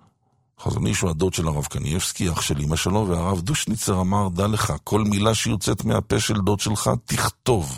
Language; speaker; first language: Hebrew; native; Hebrew